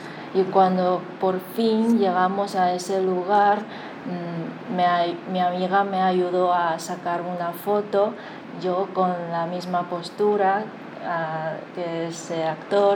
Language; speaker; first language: Spanish; non-native, fluent; Chinese